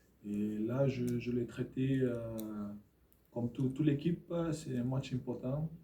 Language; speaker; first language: French; non-native, learner; Fijian